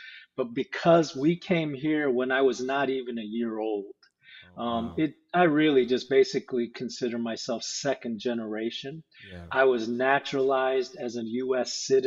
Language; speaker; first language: English; early bilingual, other home language; Korean